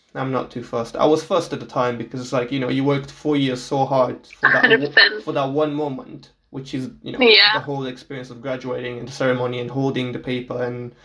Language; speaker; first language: English; non-native, fluent; Portuguese